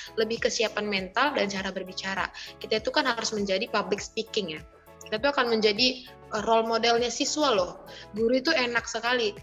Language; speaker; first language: Indonesian; native; Indonesian